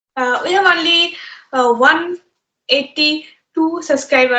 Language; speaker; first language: English; non-native, learner; Bangla